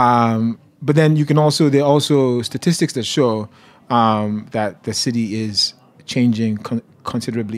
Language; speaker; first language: English; non-native, local second language; Yoruba